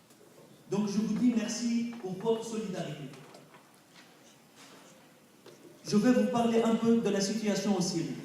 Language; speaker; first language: French; non-native, fluent; Arabic